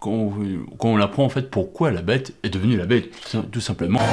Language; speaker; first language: French; native; French